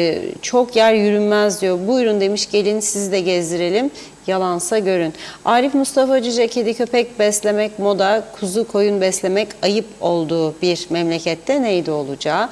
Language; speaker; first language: Turkish; native; Turkish